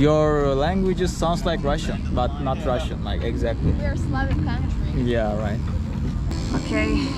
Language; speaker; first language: English; non-native, fluent; Slovak